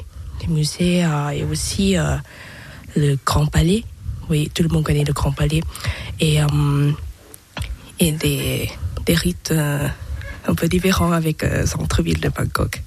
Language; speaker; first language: French; non-native, learner; Thai